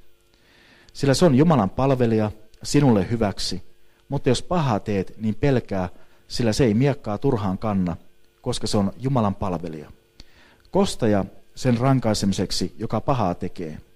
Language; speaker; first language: Finnish; native; Finnish